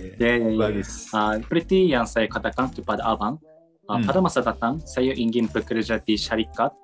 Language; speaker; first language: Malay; non-native, learner; Japanese